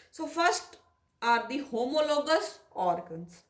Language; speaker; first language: English; non-native, local second language; Punjabi